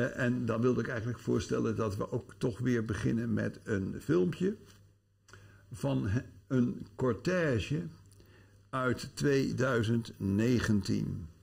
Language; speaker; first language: Dutch; native; Dutch